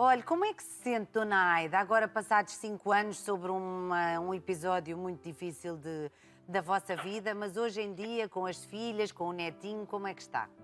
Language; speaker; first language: Portuguese; native; Portuguese